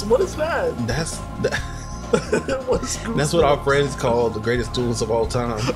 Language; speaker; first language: English; native; English